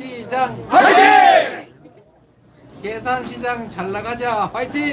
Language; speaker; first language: Korean; native; Korean